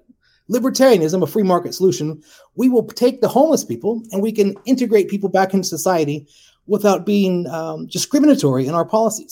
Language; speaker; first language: English; native; English